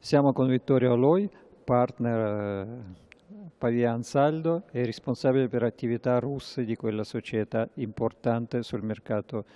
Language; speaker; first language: Italian; non-native, fluent; Russian